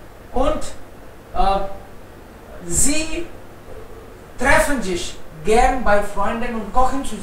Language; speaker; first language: German; non-native, fluent; Hindi